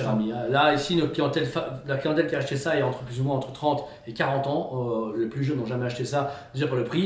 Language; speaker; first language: French; native; French